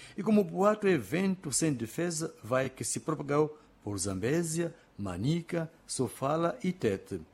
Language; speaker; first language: Portuguese; non-native, local second language; Makhuwa